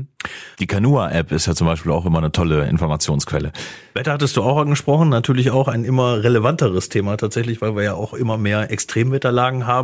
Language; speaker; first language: German; native; German